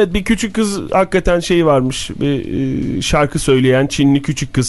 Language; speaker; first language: Turkish; native; Turkish